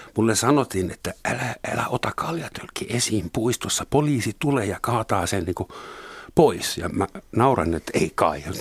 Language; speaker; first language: Finnish; non-native, fluent; German